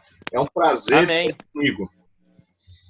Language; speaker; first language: Portuguese; native; Portuguese